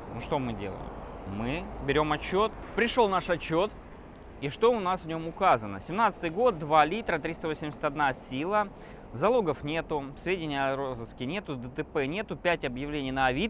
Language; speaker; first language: Russian; native; Russian